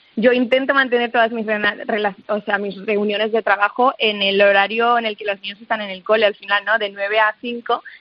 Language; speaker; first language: Spanish; early bilingual, other home language; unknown